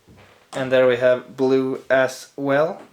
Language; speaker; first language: English; non-native, fluent; Swedish